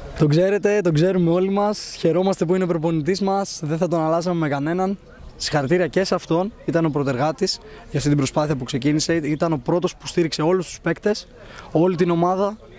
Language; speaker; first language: Greek; native; Greek